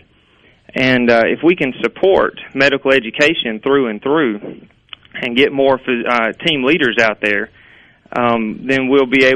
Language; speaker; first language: English; native; English